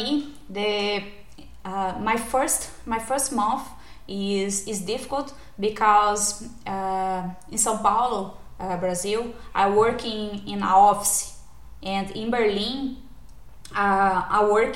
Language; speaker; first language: English; non-native, learner; Portuguese